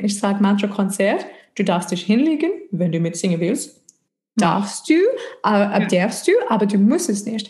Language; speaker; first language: German; non-native, fluent; English